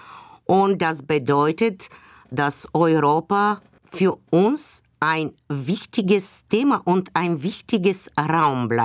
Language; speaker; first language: German; non-native, fluent; Bulgarian